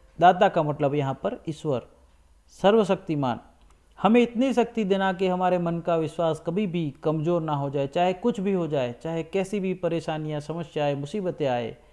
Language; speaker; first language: Hindi; non-native, local second language; Gujarati